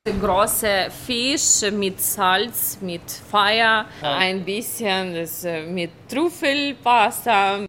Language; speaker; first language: German; non-native, learner; Ukrainian